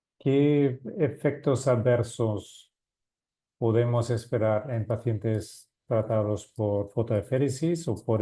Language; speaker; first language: Spanish; non-native, fluent; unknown